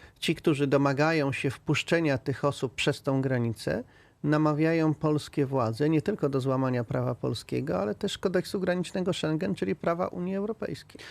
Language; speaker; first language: Polish; native; Polish